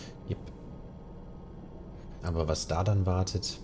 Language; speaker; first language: German; native; German